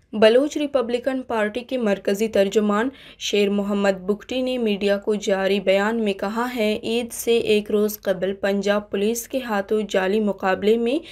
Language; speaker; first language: Urdu; non-native, local second language; Baluchi